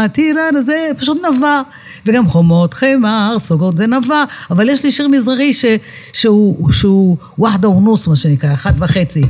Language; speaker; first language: Hebrew; native; Hebrew